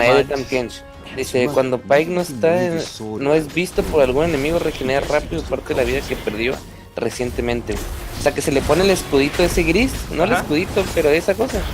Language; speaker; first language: Spanish; native; Spanish